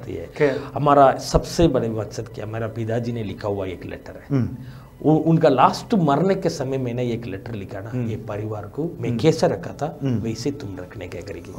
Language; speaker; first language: Hindi; non-native, local second language; Tamil